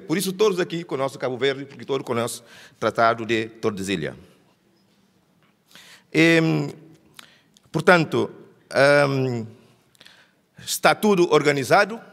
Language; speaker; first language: Portuguese; non-native, local second language; Kabuverdianu